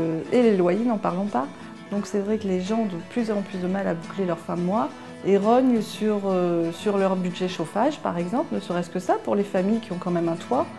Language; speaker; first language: French; native; French